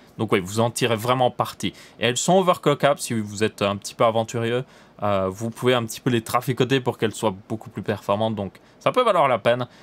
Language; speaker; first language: French; native; French